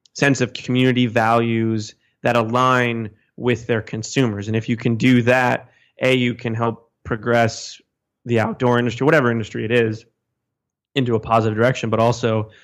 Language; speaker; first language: English; native; English